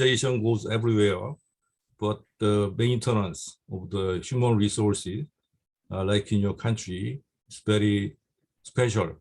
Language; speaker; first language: English; non-native, fluent; Korean